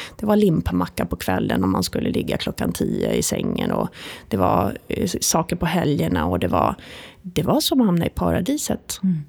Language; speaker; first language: Swedish; early bilingual, other home language; Italian